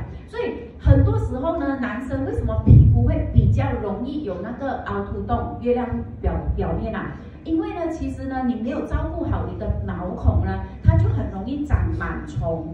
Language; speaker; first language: Chinese; native; Chinese